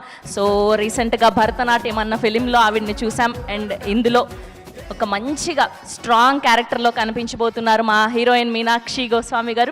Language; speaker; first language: Telugu; native; Telugu